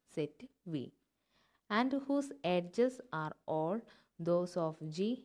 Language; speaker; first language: English; non-native, local second language; Malayalam